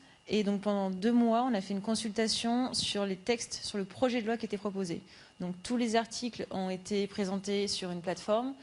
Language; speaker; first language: French; native; French